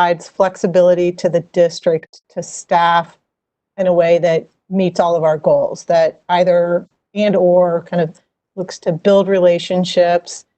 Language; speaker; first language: English; native; English